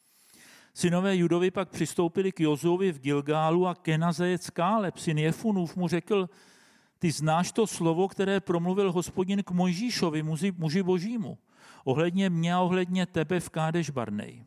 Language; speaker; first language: Czech; native; Czech